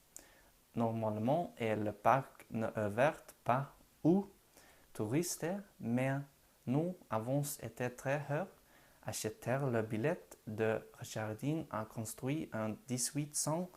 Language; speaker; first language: French; non-native, learner; Norwegian